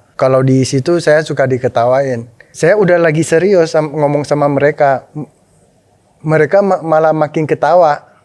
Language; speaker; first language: Indonesian; non-native, local second language; Min Nan Chinese